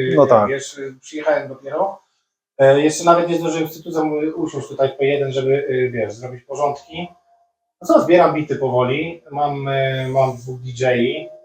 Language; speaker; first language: Polish; native; Polish